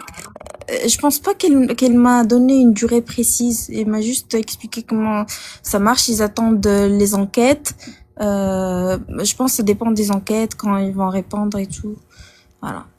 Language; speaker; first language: French; non-native, local second language; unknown